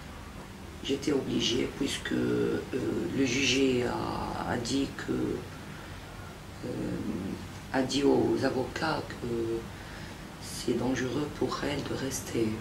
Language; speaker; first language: French; non-native, fluent; Arabic